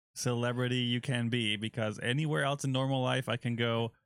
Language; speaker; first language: English; non-native, fluent; German